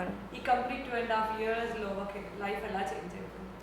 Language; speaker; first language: Telugu; native; Telugu